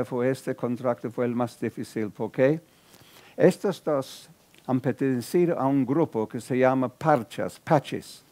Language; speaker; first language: Spanish; non-native, fluent; English